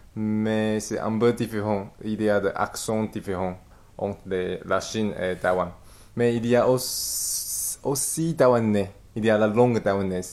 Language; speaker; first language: French; non-native, learner; Chinese